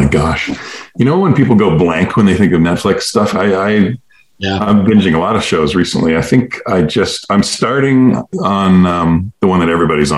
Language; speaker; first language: English; native; English